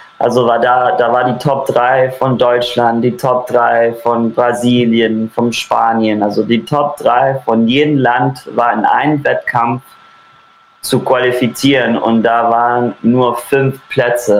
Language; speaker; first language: German; early bilingual, heritage; German